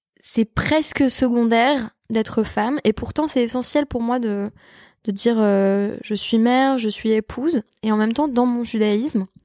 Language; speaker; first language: French; native; French